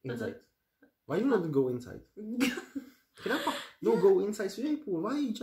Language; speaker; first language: English; non-native, learner; Czech